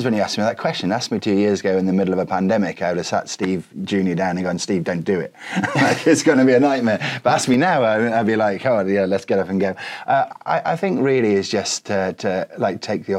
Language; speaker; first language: English; native; English